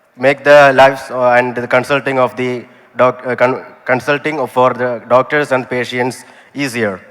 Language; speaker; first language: English; non-native, local second language; Malayalam